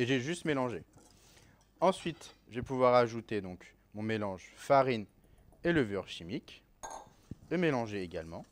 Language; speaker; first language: French; native; French